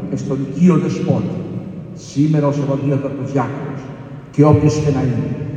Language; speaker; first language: Greek; non-native, fluent; Spanish